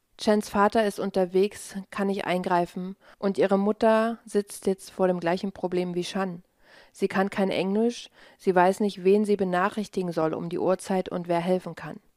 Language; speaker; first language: German; native; German